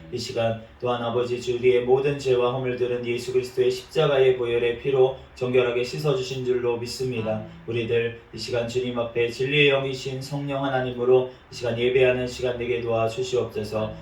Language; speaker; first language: Korean; native; Korean